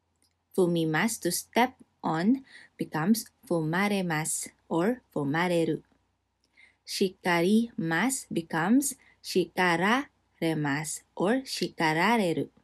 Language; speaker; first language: Japanese; non-native, fluent; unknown